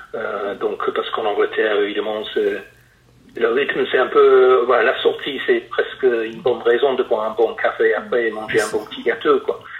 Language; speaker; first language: French; non-native, fluent; English